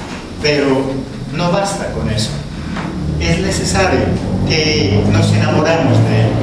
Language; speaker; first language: Spanish; native; Spanish